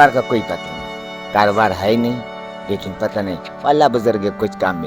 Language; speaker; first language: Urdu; early bilingual, other home language; Pashto